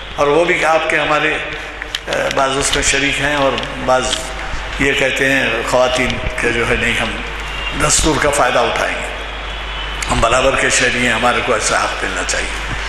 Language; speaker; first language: Urdu; native; Urdu